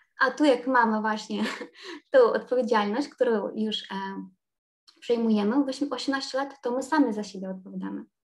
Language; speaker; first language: Polish; non-native, fluent; Ukrainian